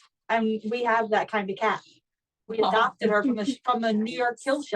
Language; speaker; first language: English; native; English